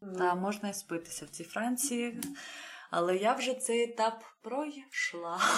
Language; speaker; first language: Ukrainian; native; Ukrainian